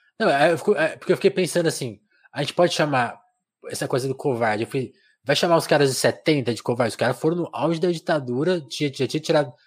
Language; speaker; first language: Portuguese; native; Portuguese